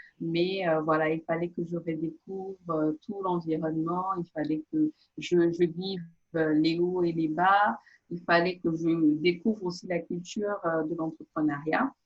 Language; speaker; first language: French; non-native, local second language; Portuguese